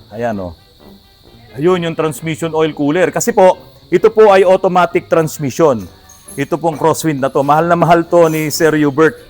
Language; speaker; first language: Filipino; native; Filipino